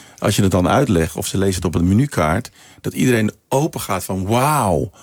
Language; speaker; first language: Dutch; early bilingual, other home language; Sranan Tongo